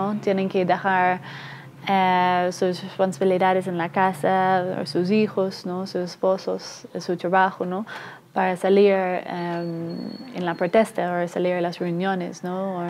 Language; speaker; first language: Spanish; non-native, fluent; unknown